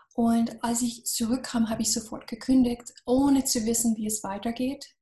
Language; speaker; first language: German; non-native, fluent; English